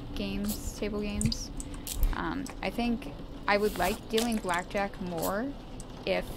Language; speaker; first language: English; native; English